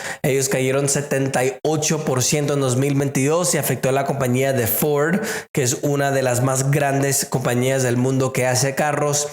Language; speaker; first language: Spanish; native; Spanish